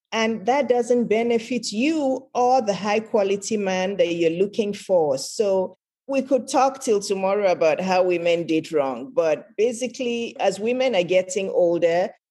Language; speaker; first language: English; non-native, local second language; Yoruba